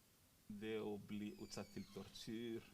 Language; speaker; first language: Norwegian; non-native, fluent; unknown